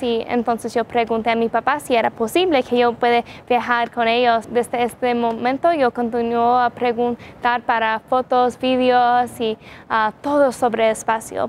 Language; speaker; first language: Spanish; non-native, learner; English